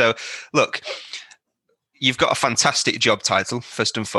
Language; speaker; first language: English; native; English